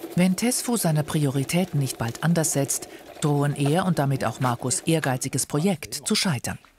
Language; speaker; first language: German; native; German